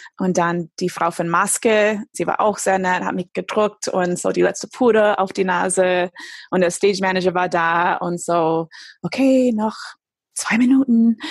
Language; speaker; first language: German; non-native, fluent; English